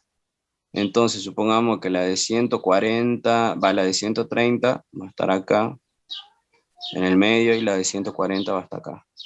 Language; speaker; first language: Spanish; native; Spanish